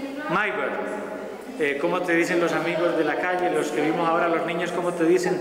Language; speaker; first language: Spanish; native; Spanish